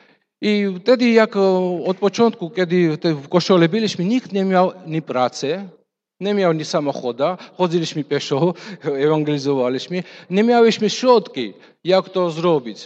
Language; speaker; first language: Polish; non-native, fluent; Russian